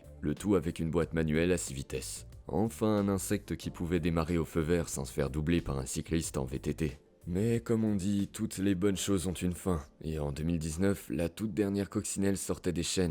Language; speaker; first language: French; native; French